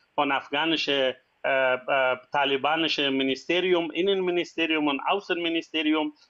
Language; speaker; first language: German; non-native, learner; Persian